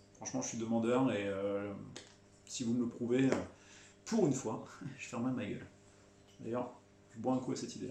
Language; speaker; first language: French; native; French